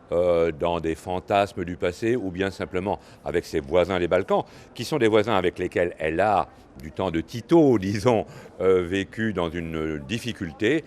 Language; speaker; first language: French; native; French